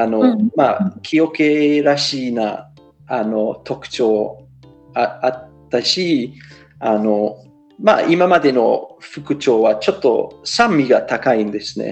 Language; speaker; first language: Japanese; non-native, fluent; English